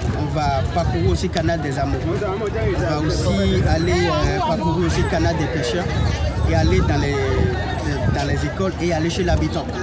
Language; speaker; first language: French; non-native, local second language; Fon